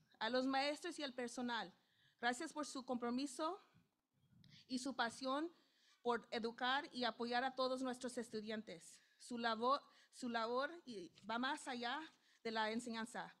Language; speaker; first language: Spanish; non-native, learner; English